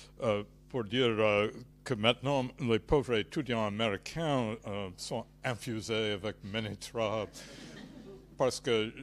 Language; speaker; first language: French; non-native, fluent; English